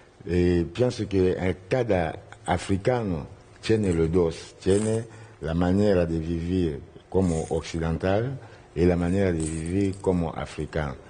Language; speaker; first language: Spanish; non-native, learner; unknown